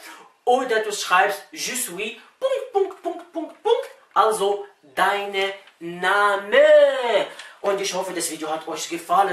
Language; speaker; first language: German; non-native, fluent; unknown